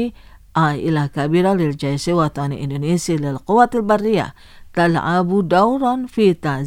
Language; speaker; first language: Arabic; non-native, fluent; Indonesian